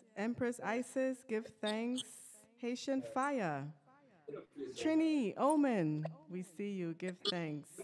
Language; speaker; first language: English; native; English